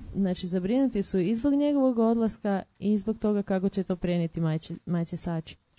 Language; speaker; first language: Croatian; native; Croatian